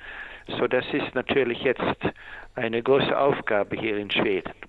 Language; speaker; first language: German; non-native, fluent; Swedish